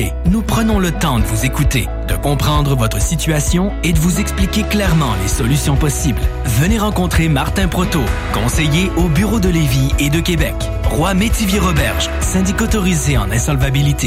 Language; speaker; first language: French; native; French